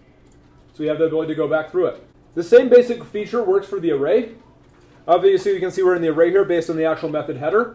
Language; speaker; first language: English; native; English